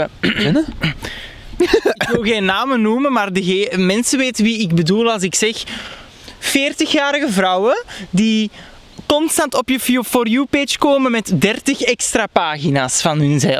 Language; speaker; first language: Dutch; native; Dutch